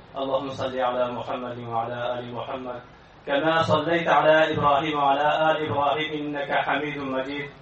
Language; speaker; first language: Urdu; non-native, learner; Persian